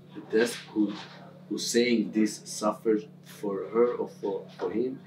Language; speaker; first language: English; non-native, fluent; Swedish